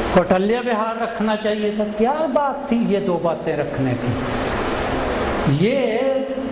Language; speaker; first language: Hindi; non-native, local second language; Punjabi